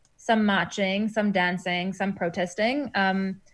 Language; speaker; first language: English; non-native, fluent; German